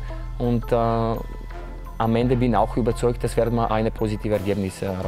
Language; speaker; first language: German; non-native, fluent; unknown